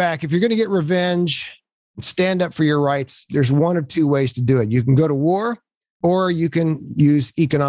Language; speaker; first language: English; native; English